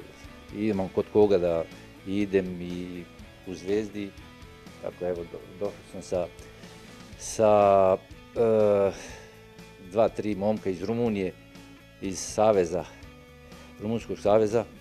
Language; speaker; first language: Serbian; early bilingual, heritage; Serbian